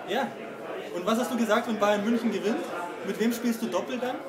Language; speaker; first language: German; native; German